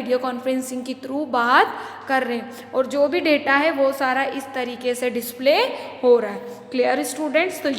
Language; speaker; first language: Hindi; native; Hindi